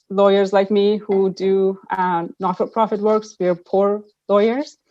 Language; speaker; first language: English; non-native, fluent; Persian